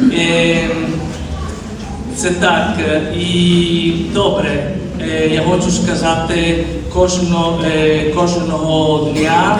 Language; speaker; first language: Ukrainian; non-native, learner; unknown